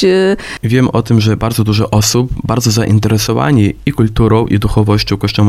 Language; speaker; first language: Polish; non-native, fluent; Ukrainian